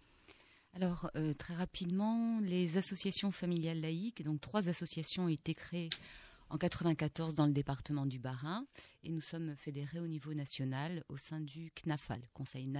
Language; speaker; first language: French; native; French